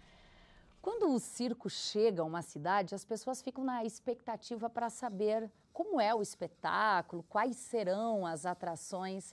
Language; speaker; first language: Portuguese; native; Portuguese